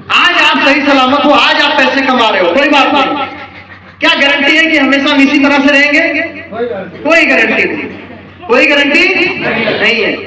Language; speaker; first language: Hindi; native; Hindi